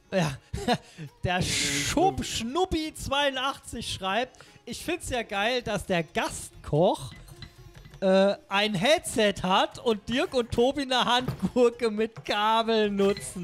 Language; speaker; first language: German; native; German